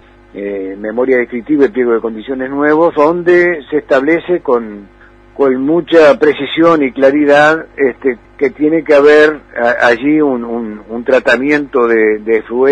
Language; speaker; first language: Spanish; native; Spanish